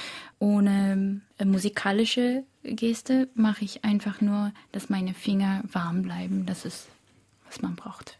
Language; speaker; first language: German; early bilingual, other home language; Korean